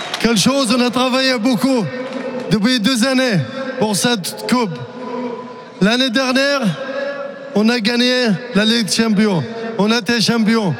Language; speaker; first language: French; non-native, fluent; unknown